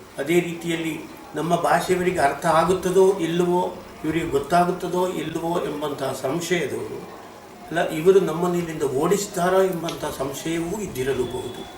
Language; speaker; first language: Kannada; non-native, local second language; Marathi